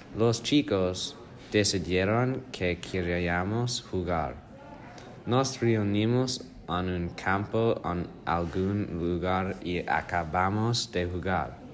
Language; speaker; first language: Spanish; non-native, learner; English